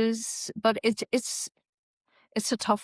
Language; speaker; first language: English; native; English